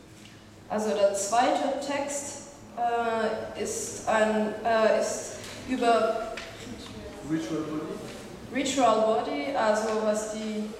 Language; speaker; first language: German; non-native, fluent; French